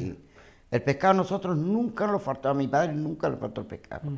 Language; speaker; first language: Spanish; native; Spanish